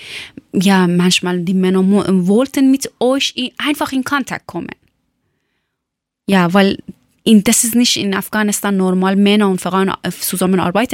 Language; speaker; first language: German; non-native, learner; Persian